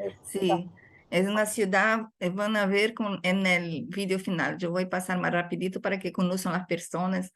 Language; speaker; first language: Spanish; non-native, fluent; Portuguese